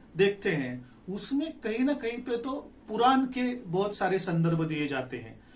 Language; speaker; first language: Hindi; non-native, local second language; Marathi